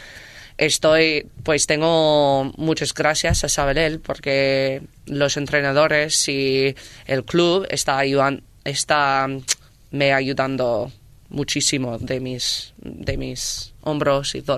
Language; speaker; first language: Spanish; non-native, learner; English